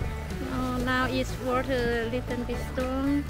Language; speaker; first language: English; non-native, learner; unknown